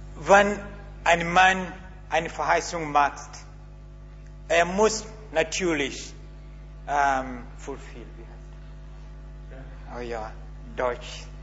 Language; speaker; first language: German; non-native, learner; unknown